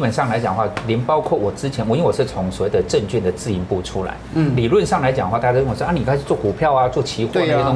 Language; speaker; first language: Chinese; native; Chinese